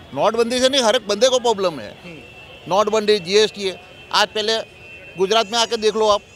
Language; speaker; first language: Hindi; non-native, local second language; Gujarati